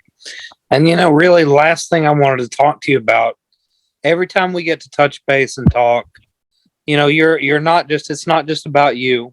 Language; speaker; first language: English; native; English